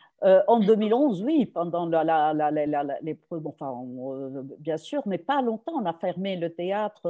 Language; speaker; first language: French; non-native, local second language; Arabic